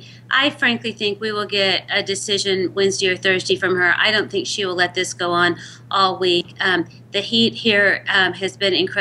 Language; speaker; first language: English; native; English